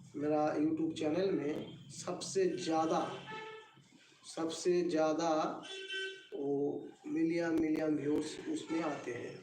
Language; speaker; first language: Hindi; non-native, local second language; Bangla